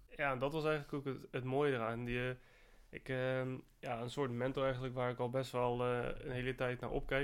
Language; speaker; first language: Dutch; native; Dutch